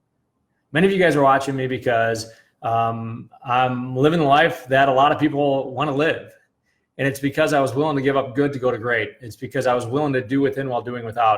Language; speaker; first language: English; native; English